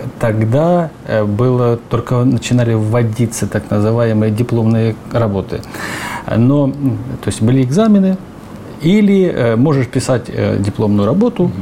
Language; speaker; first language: Russian; native; Russian